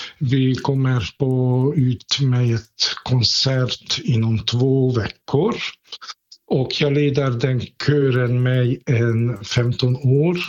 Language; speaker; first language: Swedish; non-native, fluent; Hungarian